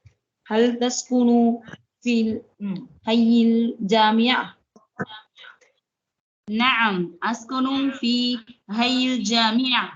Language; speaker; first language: Arabic; non-native, learner; Tamil